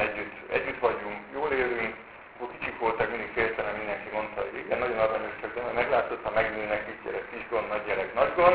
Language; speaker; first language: Hungarian; native; Hungarian